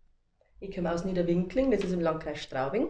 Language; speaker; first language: German; native; German